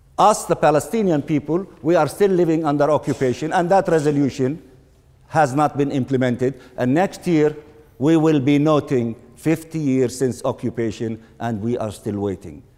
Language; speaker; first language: English; non-native, fluent; Arabic